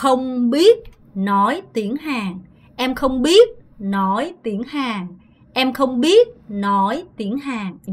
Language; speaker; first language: Vietnamese; non-native, fluent; Korean